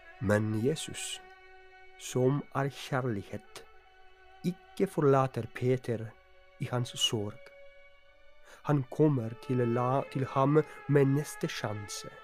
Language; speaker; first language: Norwegian; non-native, fluent; Polish